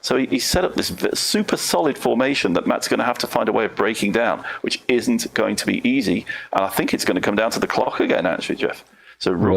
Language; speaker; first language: English; native; English